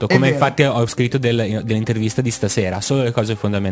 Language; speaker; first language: Italian; native; Italian